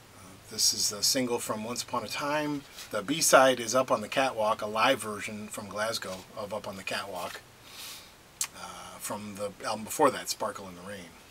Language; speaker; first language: English; native; English